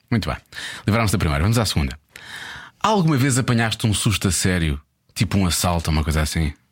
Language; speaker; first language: Portuguese; native; Portuguese